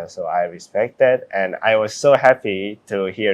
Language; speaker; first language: English; non-native, learner; Korean